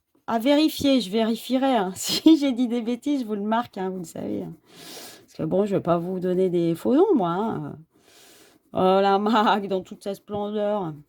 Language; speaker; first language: French; native; French